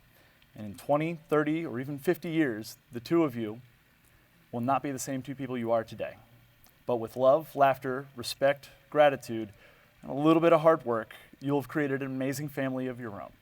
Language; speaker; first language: English; native; English